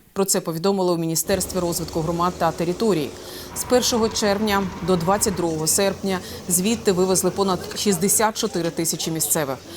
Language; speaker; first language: Ukrainian; native; Ukrainian